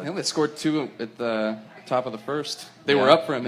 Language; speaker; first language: English; native; English